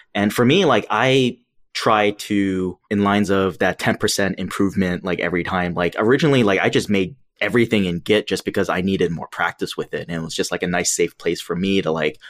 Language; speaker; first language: English; native; English